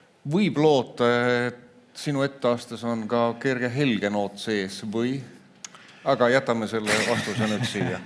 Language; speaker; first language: Estonian; native; Estonian